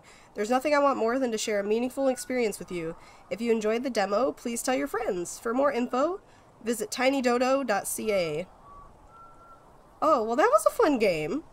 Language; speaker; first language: English; native; English